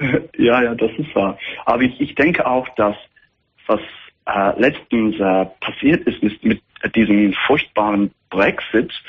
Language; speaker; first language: German; non-native, fluent; English